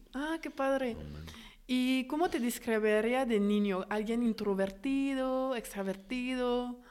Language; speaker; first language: Spanish; non-native, fluent; French